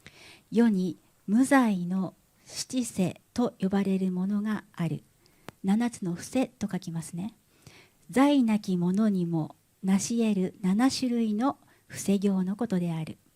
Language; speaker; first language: Japanese; native; Japanese